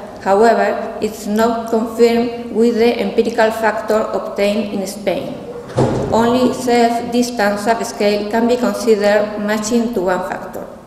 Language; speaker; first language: English; non-native, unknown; Spanish